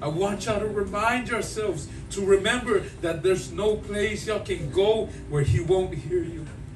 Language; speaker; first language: English; early bilingual, other home language; Spanish